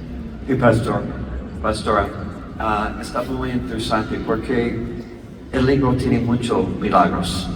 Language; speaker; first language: Spanish; non-native, learner; English